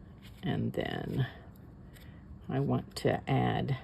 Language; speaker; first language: English; native; English